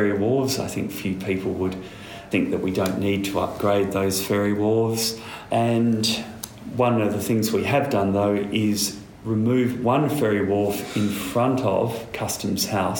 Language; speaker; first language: English; native; English